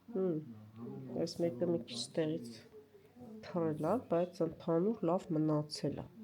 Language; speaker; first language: Armenian; native; Armenian